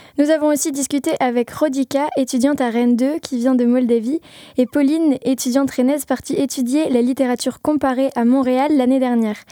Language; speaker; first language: French; native; French